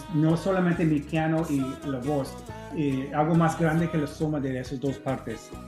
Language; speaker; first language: Spanish; non-native, fluent; English